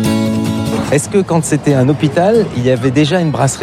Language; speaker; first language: French; native; French